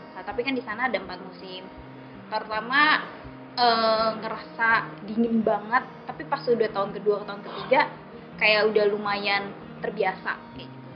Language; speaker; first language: Indonesian; native; Indonesian